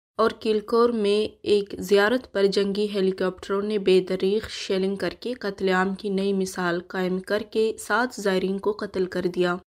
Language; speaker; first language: Urdu; non-native, local second language; Baluchi